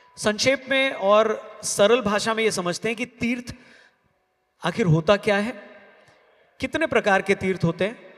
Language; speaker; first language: Hindi; native; Hindi